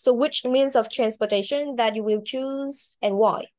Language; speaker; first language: English; non-native, learner; Vietnamese